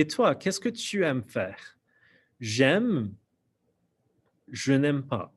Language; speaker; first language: French; non-native, fluent; English